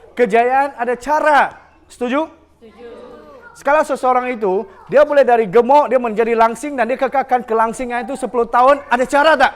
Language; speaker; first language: Malay; non-native, local second language; Chinese